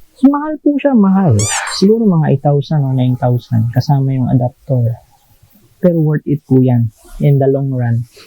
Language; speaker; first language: Filipino; non-native, local second language; Cebuano